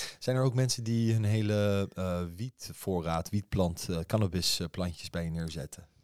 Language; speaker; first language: Dutch; early bilingual, other home language; Persian